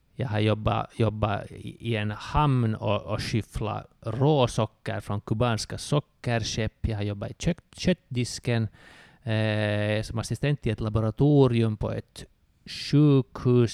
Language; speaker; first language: Swedish; native; Swedish